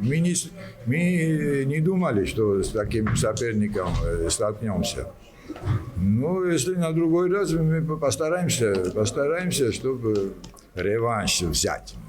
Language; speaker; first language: Russian; non-native, local second language; Georgian